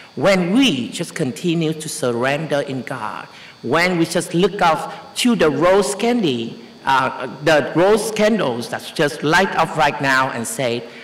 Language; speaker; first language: English; non-native, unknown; Vietnamese